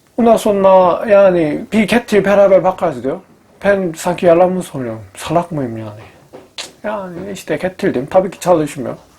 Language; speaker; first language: Turkish; non-native, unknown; Korean